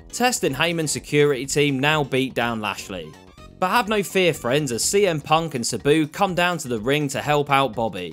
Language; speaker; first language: English; native; English